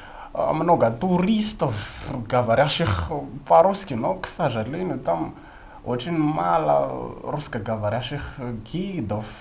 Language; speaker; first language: Russian; non-native, fluent; Malagasy